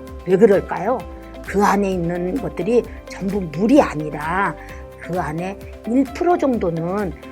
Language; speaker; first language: Korean; native; Korean